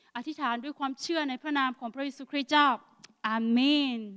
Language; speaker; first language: Thai; non-native, local second language; Akha